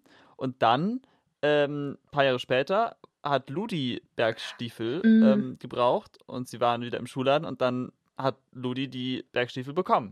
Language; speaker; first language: German; native; German